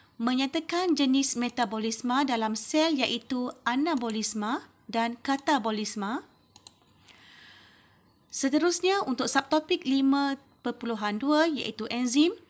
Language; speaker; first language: Malay; native; Malay